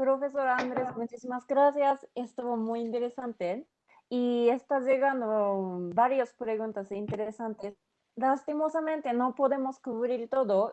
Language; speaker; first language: Spanish; non-native, fluent; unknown